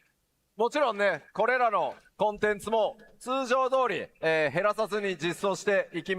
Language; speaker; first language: Japanese; native; Japanese